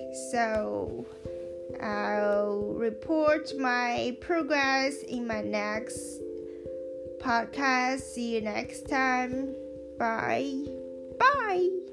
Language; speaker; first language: English; non-native, fluent; Chinese